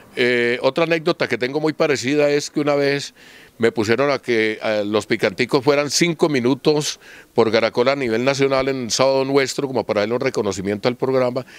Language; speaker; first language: Spanish; native; Spanish